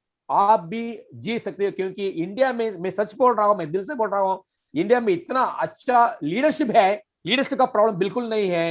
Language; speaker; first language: Hindi; non-native, fluent; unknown